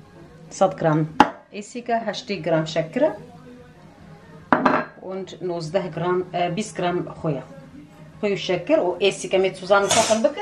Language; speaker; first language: German; non-native, learner; Central Kurdish